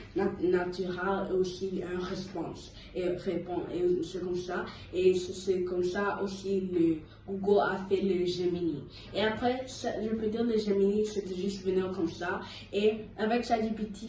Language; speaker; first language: French; early bilingual, heritage; French